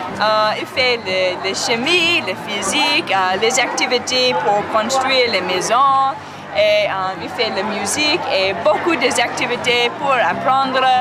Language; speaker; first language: French; non-native, learner; English